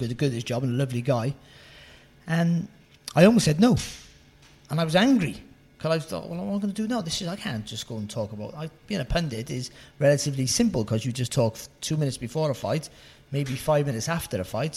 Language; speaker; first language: English; native; English